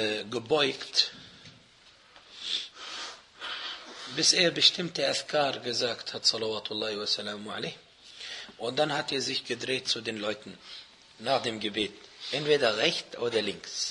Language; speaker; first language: German; non-native, fluent; Arabic